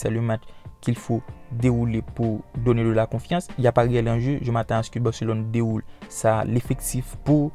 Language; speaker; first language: French; native; French